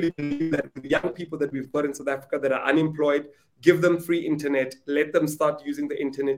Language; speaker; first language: English; non-native, local second language; Venda